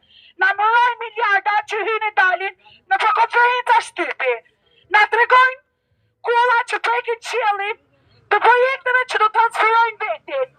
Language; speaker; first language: Albanian; native; Albanian